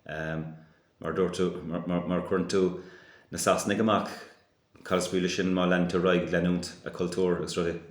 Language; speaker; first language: Irish; non-native, local second language; English